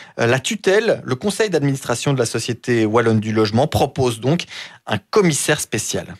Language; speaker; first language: French; native; French